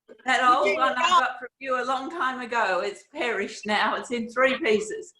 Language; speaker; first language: English; native; English